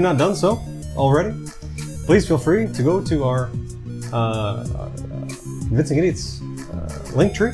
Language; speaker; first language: English; native; English